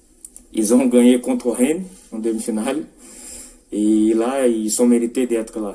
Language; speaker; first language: French; non-native, fluent; Portuguese